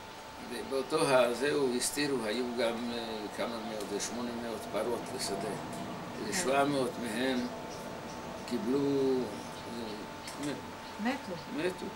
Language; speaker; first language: Hebrew; non-native, fluent; Hungarian